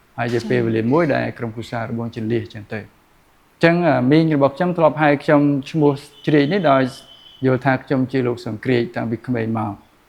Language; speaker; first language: Khmer; native; Khmer